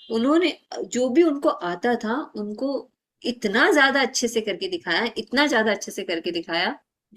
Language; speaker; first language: Hindi; native; Hindi